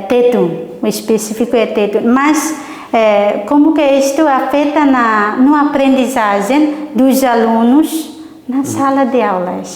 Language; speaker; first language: Portuguese; non-native, learner; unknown